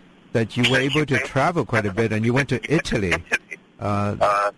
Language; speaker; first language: English; non-native, local second language; Cantonese